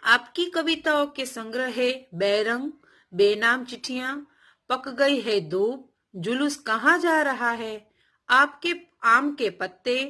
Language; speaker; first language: Hindi; non-native, local second language; Gujarati